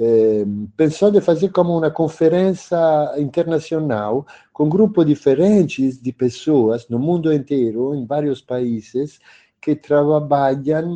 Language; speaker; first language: Portuguese; non-native, fluent; Italian